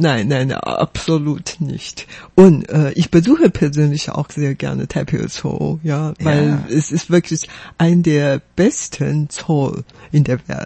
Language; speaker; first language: German; non-native, fluent; Chinese